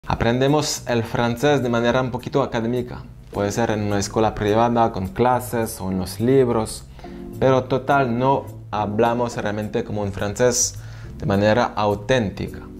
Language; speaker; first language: Spanish; non-native, fluent; French